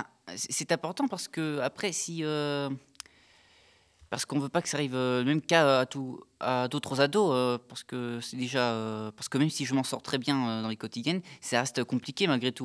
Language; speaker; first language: French; native; French